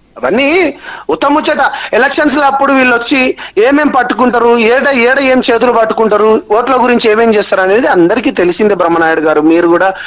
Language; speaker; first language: Telugu; native; Telugu